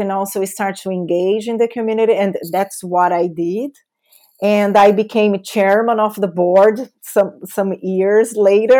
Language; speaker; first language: English; non-native, fluent; Portuguese